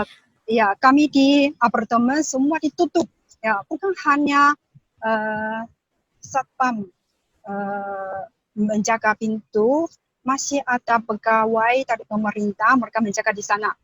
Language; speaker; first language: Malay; non-native, learner; Chinese